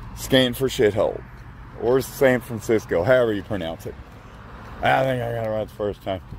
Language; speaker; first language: English; native; English